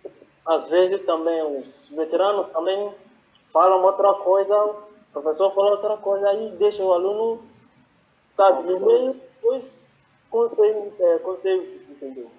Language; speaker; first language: Portuguese; non-native, fluent; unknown